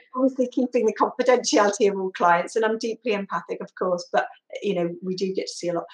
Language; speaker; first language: English; native; English